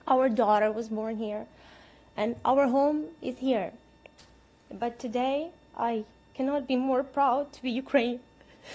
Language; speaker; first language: English; non-native, fluent; Ukrainian